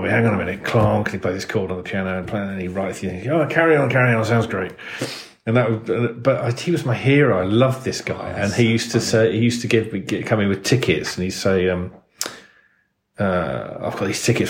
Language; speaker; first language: English; native; English